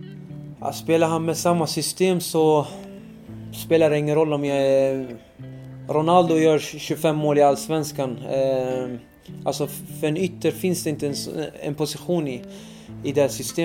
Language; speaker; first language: Swedish; early bilingual, other home language; Arabic